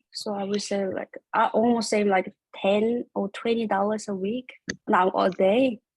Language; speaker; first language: English; non-native, learner; Korean